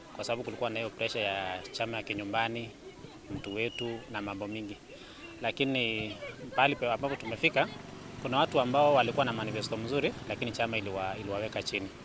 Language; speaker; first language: Swahili; non-native, local second language; Kalenjin